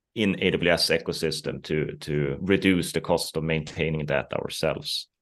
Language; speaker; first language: English; non-native, fluent; Swedish